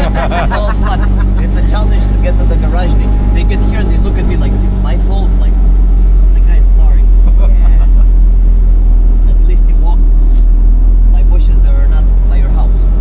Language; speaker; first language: English; non-native, local second language; Italian